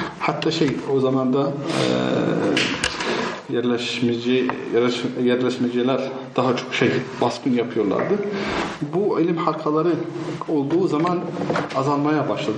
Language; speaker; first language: Turkish; non-native, fluent; Arabic